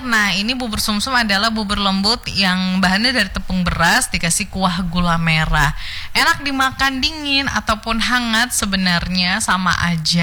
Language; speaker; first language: Indonesian; native; Indonesian